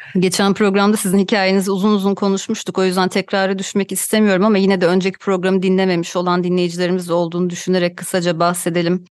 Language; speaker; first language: Turkish; native; Turkish